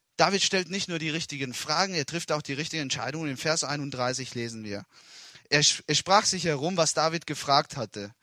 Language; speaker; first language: German; non-native, fluent; Italian